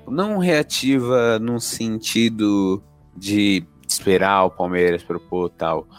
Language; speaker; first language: Portuguese; native; Portuguese